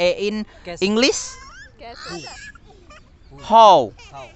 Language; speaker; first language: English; non-native, learner; Indonesian